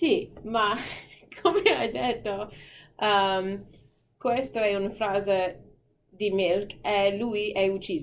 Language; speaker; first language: Italian; non-native, fluent; English